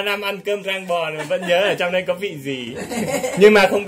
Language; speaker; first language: Vietnamese; native; Vietnamese